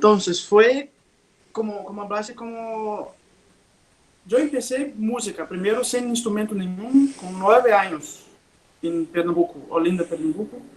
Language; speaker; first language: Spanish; non-native, learner; Portuguese